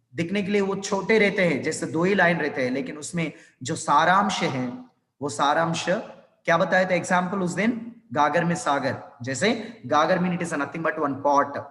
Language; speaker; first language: Hindi; non-native, local second language; Telugu